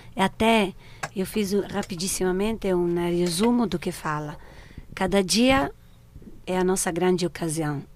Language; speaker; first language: Portuguese; non-native, fluent; Italian